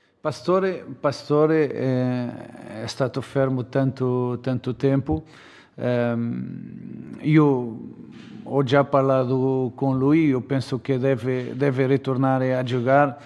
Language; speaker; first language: Italian; non-native, fluent; Portuguese